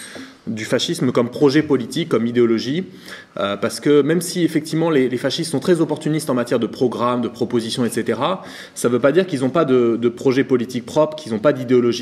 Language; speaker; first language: French; native; French